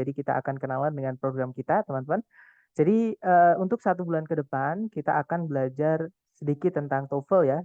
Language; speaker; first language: Indonesian; non-native, local second language; Javanese